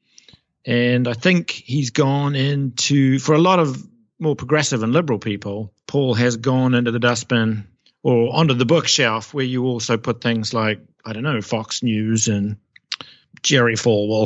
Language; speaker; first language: English; native; English